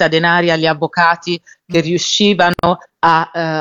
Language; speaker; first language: Italian; native; Italian